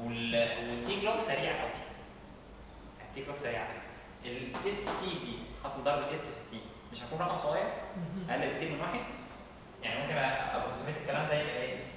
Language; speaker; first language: Arabic; native; Arabic